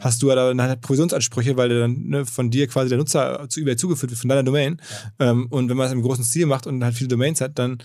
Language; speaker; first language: German; native; German